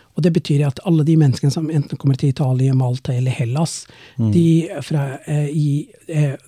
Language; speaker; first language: Norwegian; non-native, fluent; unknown